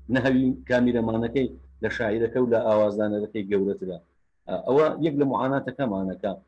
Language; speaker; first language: Central Kurdish; native; Central Kurdish